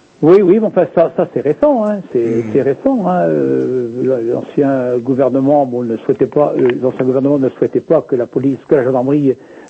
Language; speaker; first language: French; native; French